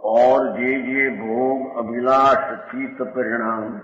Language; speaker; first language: Hindi; non-native, local second language; Gujarati